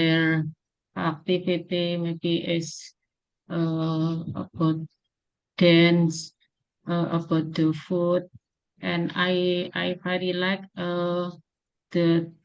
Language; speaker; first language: English; non-native, learner; Indonesian